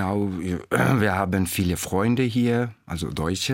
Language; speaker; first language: German; non-native, learner; Persian